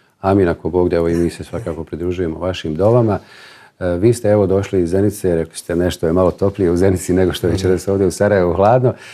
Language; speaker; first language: Bosnian; native; Bosnian